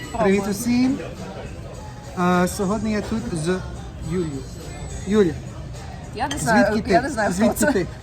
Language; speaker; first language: Ukrainian; non-native, learner; English